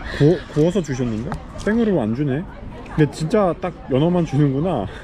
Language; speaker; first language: Korean; native; Korean